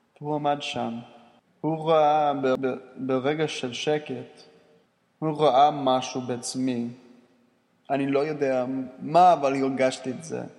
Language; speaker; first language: Hebrew; non-native, learner; English